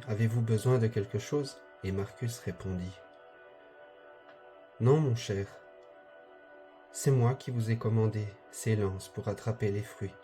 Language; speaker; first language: French; native; French